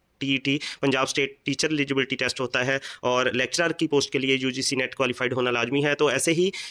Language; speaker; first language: Hindi; non-native, local second language; Punjabi